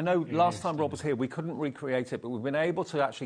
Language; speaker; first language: English; native; English